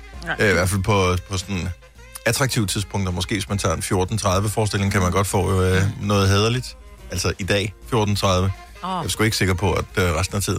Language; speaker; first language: Danish; native; Danish